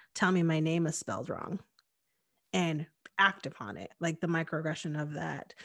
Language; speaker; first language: English; native; English